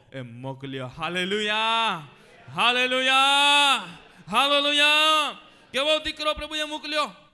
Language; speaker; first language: Gujarati; non-native, local second language; Gamit